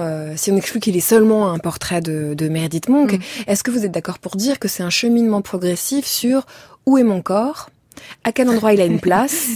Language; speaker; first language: French; native; French